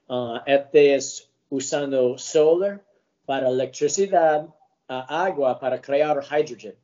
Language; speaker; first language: Spanish; early bilingual, heritage; English